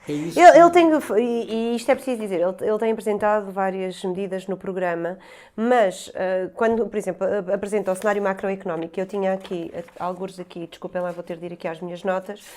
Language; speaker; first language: Portuguese; native; Portuguese